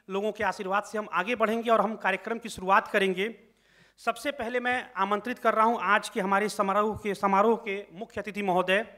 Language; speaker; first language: Hindi; native; Hindi